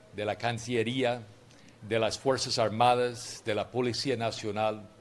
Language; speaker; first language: Spanish; non-native, fluent; English